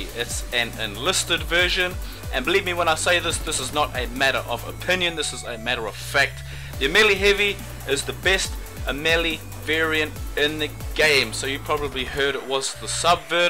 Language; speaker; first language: English; native; English